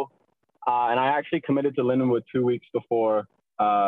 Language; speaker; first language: English; native; English